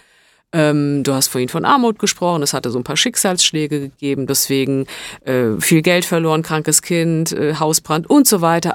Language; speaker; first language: German; early bilingual, other home language; Italian